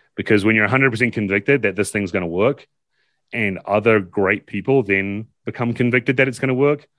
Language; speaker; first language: English; native; English